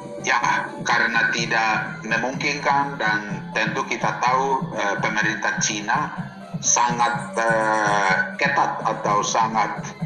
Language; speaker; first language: Indonesian; non-native, fluent; Finnish